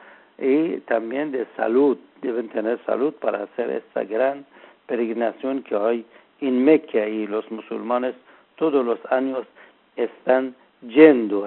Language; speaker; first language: Spanish; non-native, learner; Persian